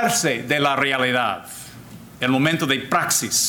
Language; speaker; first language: Spanish; non-native, fluent; English